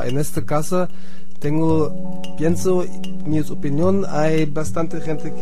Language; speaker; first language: Spanish; non-native, fluent; German